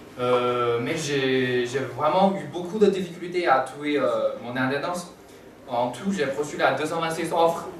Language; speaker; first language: French; non-native, fluent; Chinese